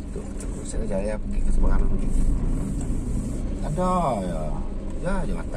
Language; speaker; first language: Indonesian; non-native, local second language; Malay